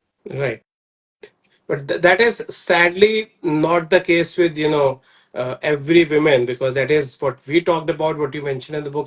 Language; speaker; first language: English; non-native, local second language; Hindi